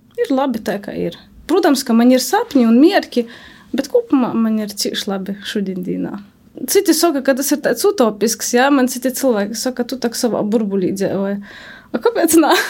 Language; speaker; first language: Latvian; native; Latvian